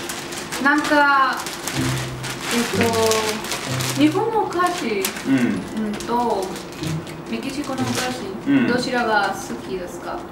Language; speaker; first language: Japanese; non-native, learner; Spanish